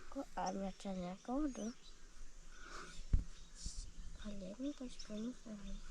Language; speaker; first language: Portuguese; native; Portuguese